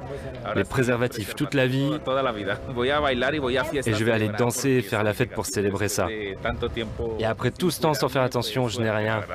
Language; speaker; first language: French; non-native, fluent; Spanish